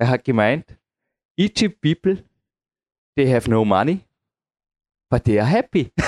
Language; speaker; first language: English; non-native, fluent; German